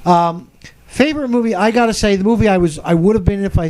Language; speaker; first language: English; native; English